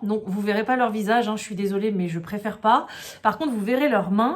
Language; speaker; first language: French; native; French